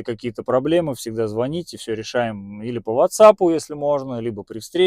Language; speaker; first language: Russian; native; Russian